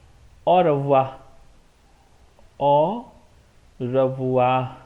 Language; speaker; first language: French; non-native, fluent; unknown